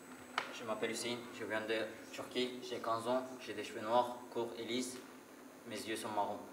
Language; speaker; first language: French; non-native, learner; Turkish